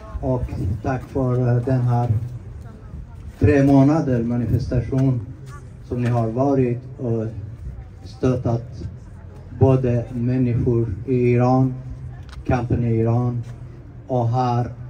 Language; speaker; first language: Swedish; non-native, fluent; Persian